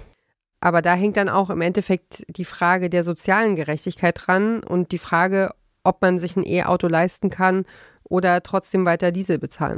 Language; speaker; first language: German; native; German